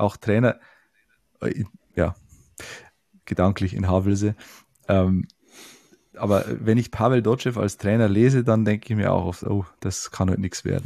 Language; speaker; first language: German; native; German